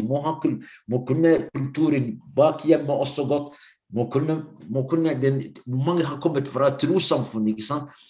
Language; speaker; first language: Norwegian; non-native, fluent; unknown